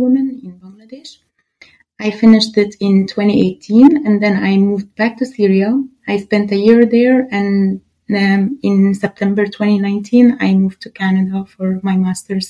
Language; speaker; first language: English; non-native, fluent; Arabic